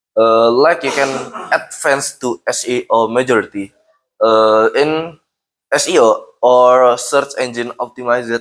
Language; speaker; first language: English; non-native, learner; Indonesian